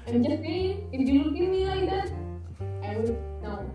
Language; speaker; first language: English; non-native, learner; Spanish